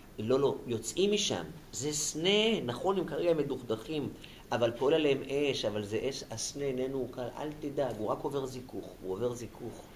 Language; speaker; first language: Hebrew; native; Hebrew